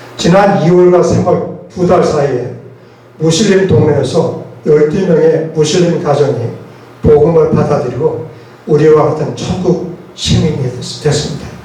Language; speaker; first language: Korean; native; Korean